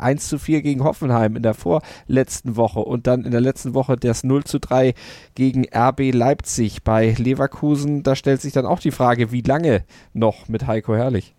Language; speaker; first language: German; native; German